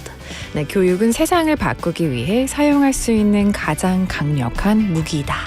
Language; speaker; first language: Korean; non-native, fluent; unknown